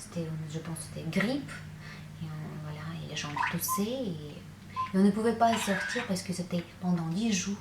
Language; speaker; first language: French; non-native, fluent; Russian